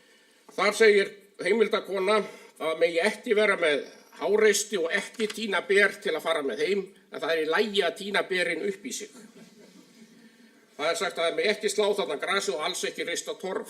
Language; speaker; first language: Icelandic; native; Icelandic